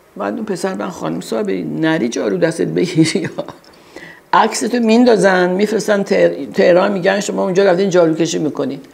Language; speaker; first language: Persian; early bilingual, heritage; Persian